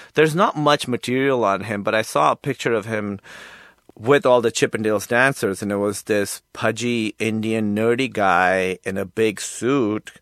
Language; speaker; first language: English; non-native, local second language; Urdu